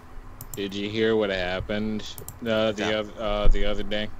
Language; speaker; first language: English; native; English